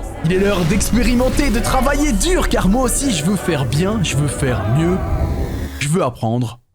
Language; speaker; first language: French; native; French